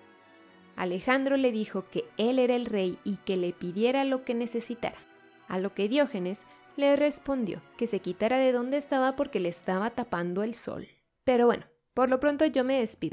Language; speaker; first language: Spanish; native; Spanish